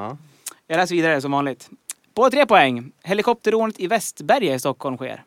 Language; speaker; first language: Swedish; native; Swedish